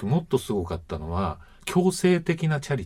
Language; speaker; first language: Japanese; native; Japanese